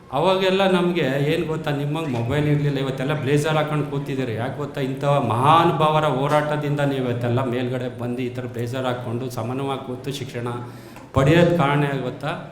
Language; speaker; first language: Kannada; native; Kannada